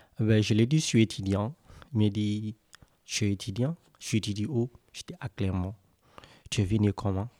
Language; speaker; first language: French; non-native, local second language; Mandingo